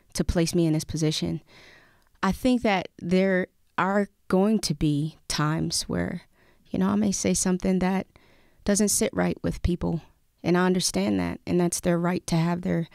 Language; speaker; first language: English; native; English